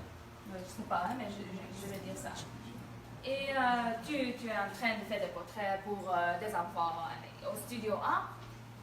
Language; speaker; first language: French; non-native, fluent; Dutch